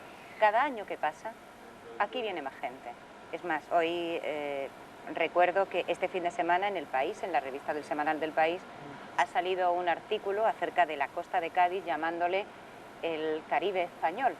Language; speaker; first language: Spanish; native; Spanish